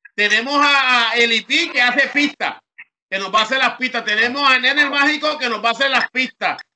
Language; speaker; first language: Spanish; early bilingual, heritage; Spanish